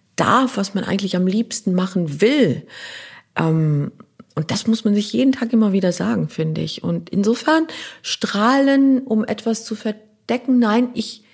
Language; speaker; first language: German; non-native, local second language; French